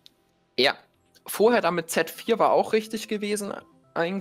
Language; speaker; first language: German; native; German